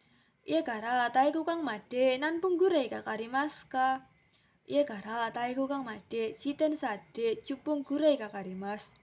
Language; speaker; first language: Japanese; non-native, learner; Indonesian